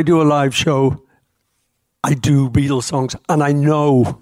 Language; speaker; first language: English; native; English